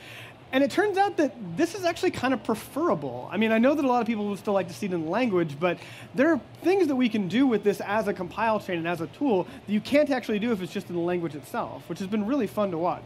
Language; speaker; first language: English; native; English